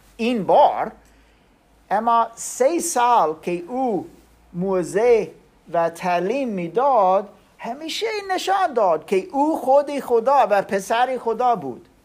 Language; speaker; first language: Persian; non-native, learner; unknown